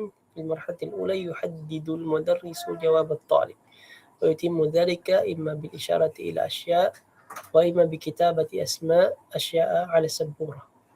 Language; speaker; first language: Arabic; non-native, fluent; Filipino